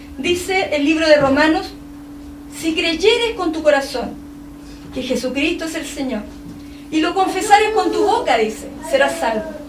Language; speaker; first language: Spanish; native; Spanish